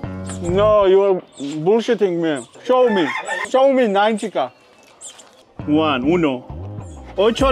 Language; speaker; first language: English; non-native, learner; Georgian